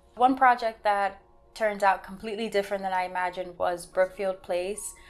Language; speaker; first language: English; native; English